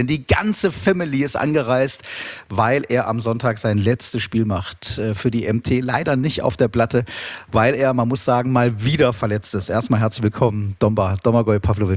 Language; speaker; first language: German; native; German